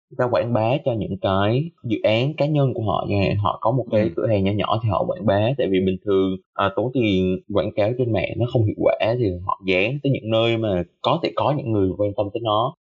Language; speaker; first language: Vietnamese; native; Vietnamese